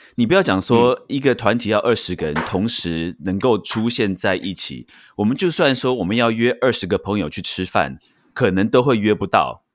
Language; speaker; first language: Chinese; native; Chinese